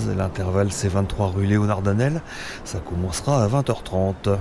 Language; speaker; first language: French; native; French